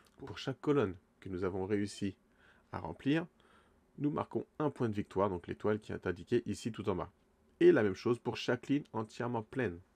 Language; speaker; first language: French; native; French